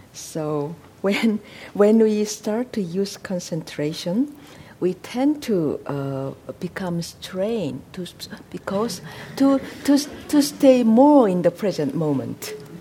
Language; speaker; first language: English; non-native, fluent; Korean